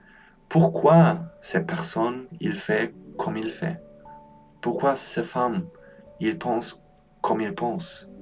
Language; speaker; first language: French; non-native, learner; Polish